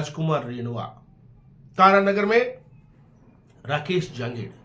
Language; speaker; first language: Hindi; native; Hindi